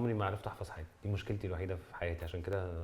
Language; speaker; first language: Arabic; native; Arabic